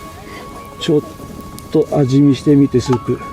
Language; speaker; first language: Japanese; native; Japanese